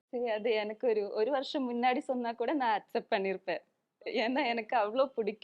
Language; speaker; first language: Tamil; non-native, local second language; Malayalam